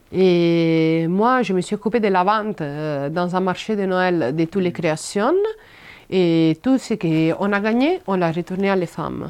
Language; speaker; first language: French; non-native, fluent; Italian